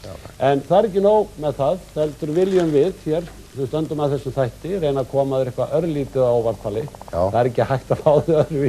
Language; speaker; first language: Icelandic; native; Icelandic